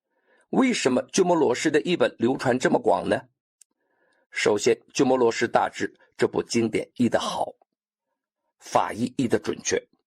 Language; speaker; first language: Chinese; native; Chinese